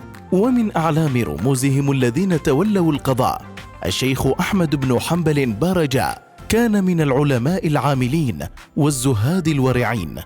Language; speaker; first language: Arabic; native; Arabic